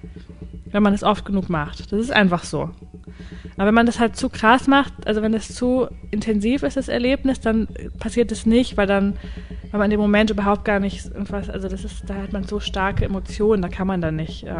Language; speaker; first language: German; native; German